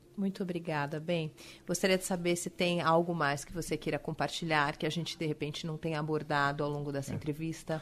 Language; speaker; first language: Portuguese; native; Portuguese